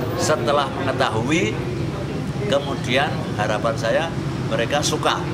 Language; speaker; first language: Indonesian; non-native, local second language; Javanese